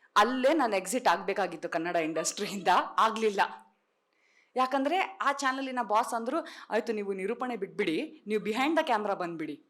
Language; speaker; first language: Kannada; non-native, local second language; Tulu